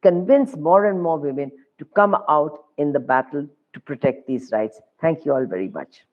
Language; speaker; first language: English; non-native, local second language; Hindi